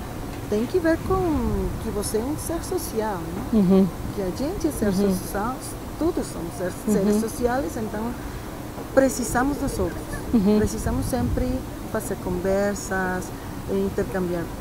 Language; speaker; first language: Portuguese; non-native, fluent; Spanish